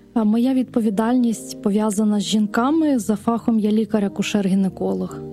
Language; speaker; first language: Ukrainian; native; Ukrainian